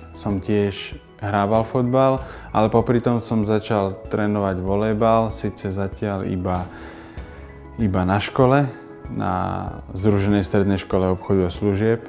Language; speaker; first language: Slovak; native; Slovak